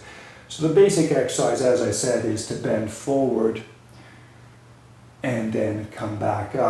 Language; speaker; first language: English; native; English